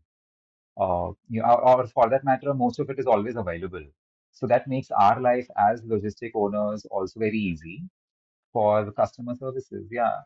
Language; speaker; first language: English; non-native, local second language; Hindi